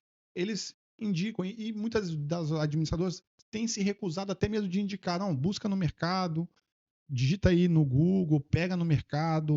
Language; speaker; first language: Portuguese; native; Portuguese